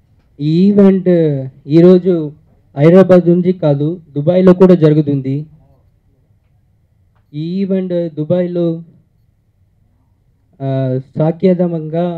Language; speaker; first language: Telugu; early bilingual, heritage; Telugu